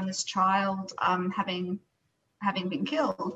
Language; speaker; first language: English; native; English